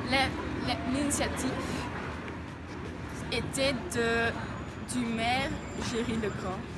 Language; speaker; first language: French; non-native, learner; Dutch